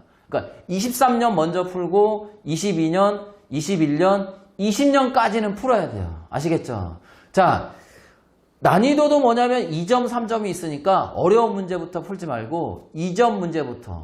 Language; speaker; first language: Korean; native; Korean